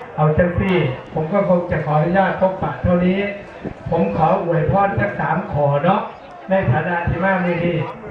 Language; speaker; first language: Thai; native; Thai